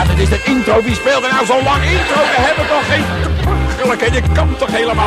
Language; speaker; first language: Dutch; native; Dutch